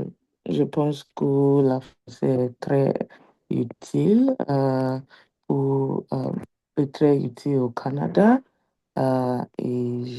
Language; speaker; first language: French; non-native, learner; Igbo